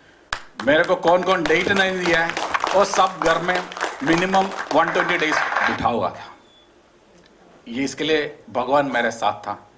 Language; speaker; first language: Hindi; non-native, local second language; Malayalam